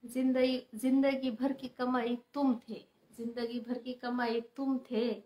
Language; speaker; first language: Hindi; non-native, local second language; Marathi